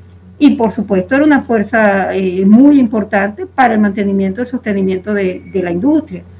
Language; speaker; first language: Spanish; native; Spanish